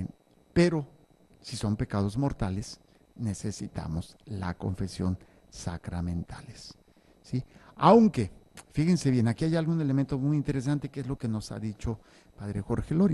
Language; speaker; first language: Spanish; native; Spanish